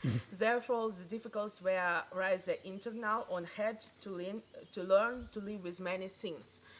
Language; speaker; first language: English; non-native, learner; Ukrainian